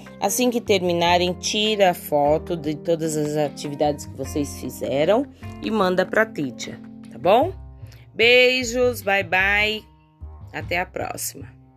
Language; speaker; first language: Portuguese; native; Portuguese